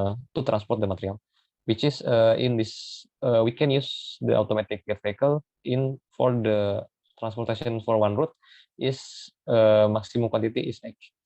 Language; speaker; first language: English; non-native, learner; Indonesian